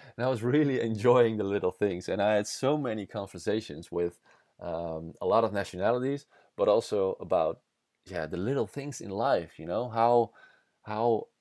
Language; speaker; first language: English; non-native, fluent; Dutch